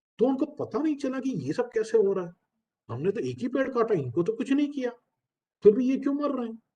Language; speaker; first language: Hindi; non-native, local second language; Telugu